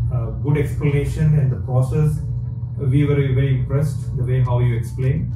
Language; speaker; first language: English; non-native, local second language; Telugu